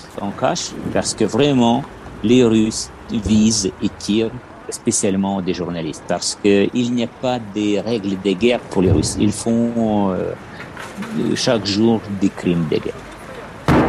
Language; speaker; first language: French; non-native, learner; Ukrainian